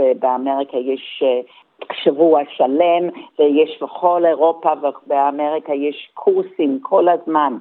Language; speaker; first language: Hebrew; non-native, fluent; Yiddish